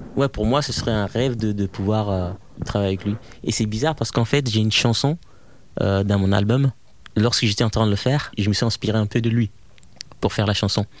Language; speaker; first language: French; non-native, fluent; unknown